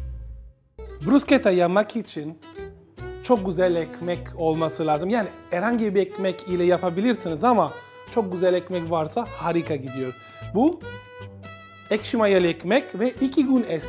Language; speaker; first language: Turkish; non-native, learner; Italian